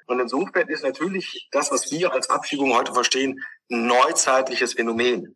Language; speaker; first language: German; early bilingual, other home language; Greek